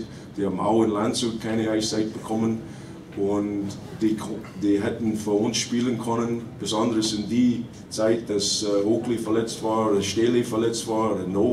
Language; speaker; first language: German; non-native, fluent; English